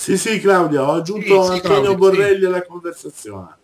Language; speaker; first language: Italian; native; Italian